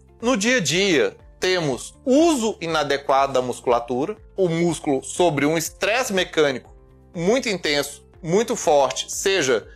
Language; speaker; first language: Portuguese; native; Portuguese